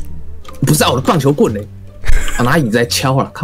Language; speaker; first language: Chinese; native; Chinese